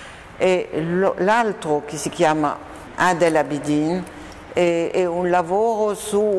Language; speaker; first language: Italian; non-native, fluent; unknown